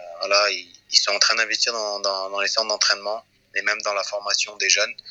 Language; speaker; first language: French; early bilingual, other home language; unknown